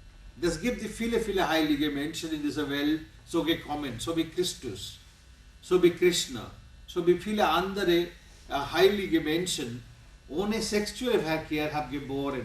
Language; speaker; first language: German; non-native, learner; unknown